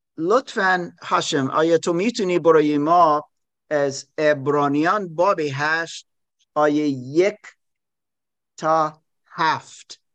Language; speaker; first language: Persian; non-native, learner; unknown